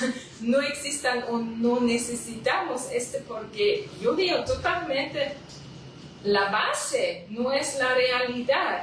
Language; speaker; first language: Spanish; non-native, learner; German